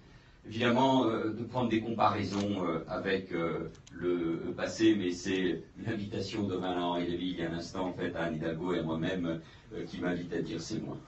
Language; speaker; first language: French; native; French